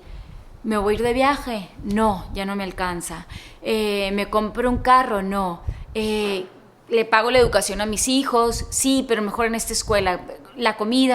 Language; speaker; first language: Spanish; native; Spanish